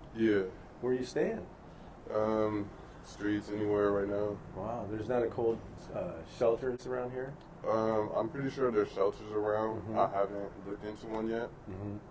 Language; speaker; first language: English; native; English